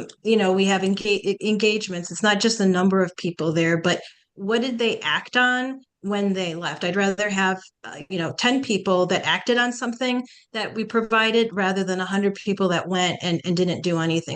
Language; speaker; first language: English; early bilingual, other home language; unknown